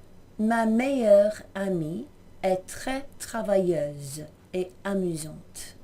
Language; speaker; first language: French; non-native, fluent; English